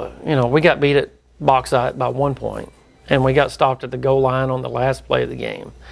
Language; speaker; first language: English; native; English